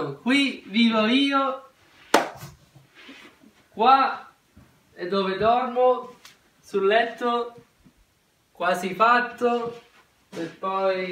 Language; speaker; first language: Italian; early bilingual, heritage; Italian